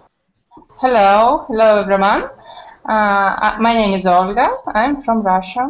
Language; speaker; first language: English; non-native, learner; Russian